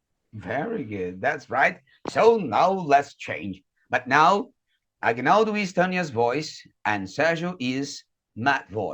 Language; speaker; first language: English; non-native, fluent; Portuguese